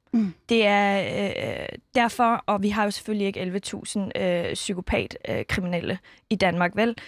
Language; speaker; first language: Danish; early bilingual, other home language; Kurdish